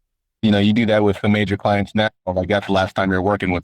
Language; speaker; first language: English; native; English